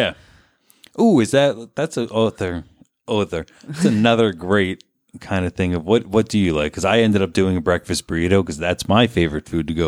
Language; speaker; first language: English; native; English